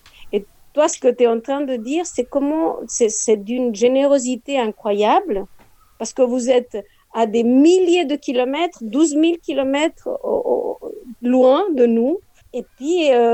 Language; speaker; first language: French; non-native, fluent; Spanish